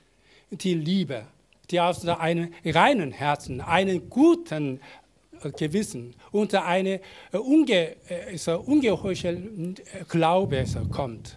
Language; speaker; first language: German; non-native, learner; Korean